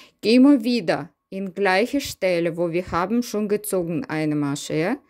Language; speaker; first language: German; non-native, learner; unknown